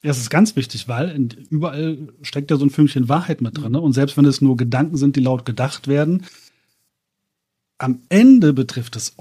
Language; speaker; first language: German; native; German